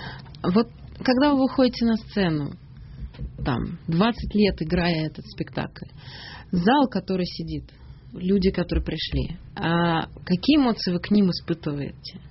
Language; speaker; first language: Russian; native; Russian